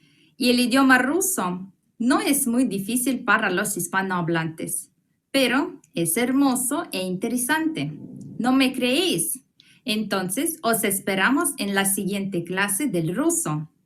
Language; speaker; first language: Spanish; non-native, fluent; Russian